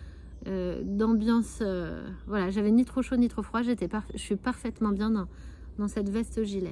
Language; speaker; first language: French; native; French